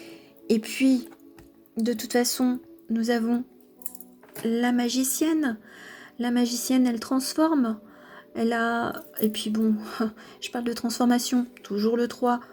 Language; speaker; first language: French; native; French